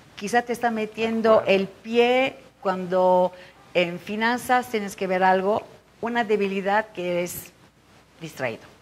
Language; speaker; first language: Spanish; non-native, fluent; Turkish